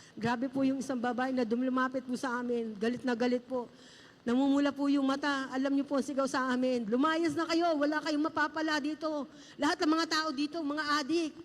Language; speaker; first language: Filipino; native; Filipino